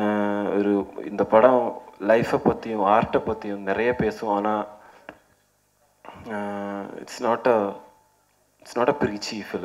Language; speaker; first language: Tamil; non-native, learner; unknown